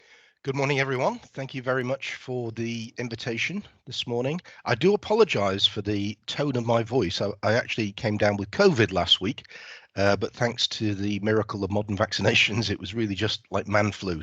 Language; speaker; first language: English; native; English